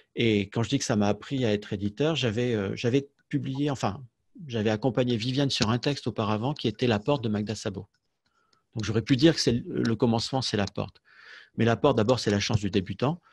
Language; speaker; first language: French; native; French